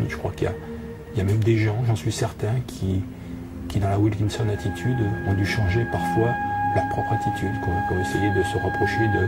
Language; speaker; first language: French; native; French